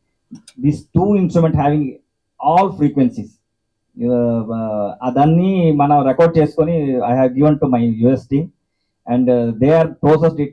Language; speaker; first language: Telugu; non-native, learner; Kannada